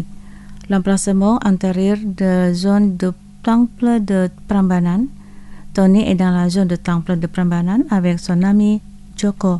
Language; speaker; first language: French; non-native, fluent; Indonesian